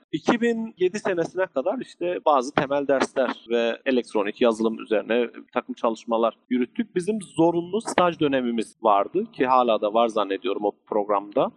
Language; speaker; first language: Turkish; native; Turkish